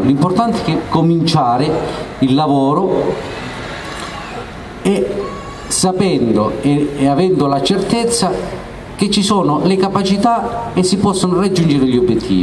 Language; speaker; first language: Italian; native; Italian